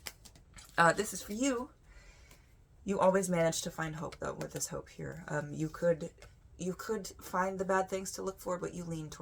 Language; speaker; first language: English; native; English